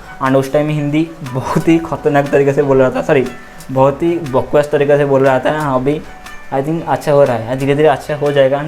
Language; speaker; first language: Hindi; non-native, local second language; Odia